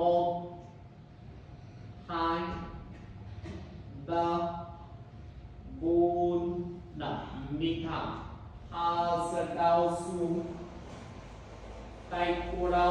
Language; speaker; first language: Vietnamese; non-native, learner; Indonesian